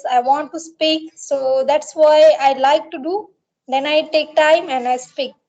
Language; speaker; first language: English; non-native, learner; Marathi